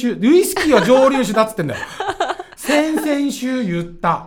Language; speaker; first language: Japanese; native; Japanese